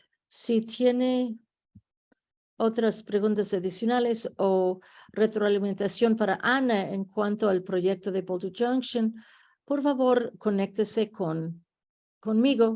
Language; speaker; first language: Spanish; early bilingual, heritage; Spanish